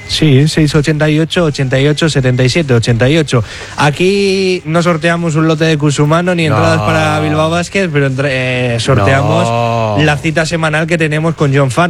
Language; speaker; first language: Spanish; native; Spanish